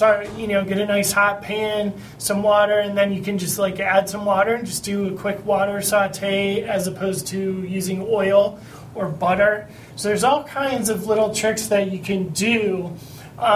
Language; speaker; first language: English; native; English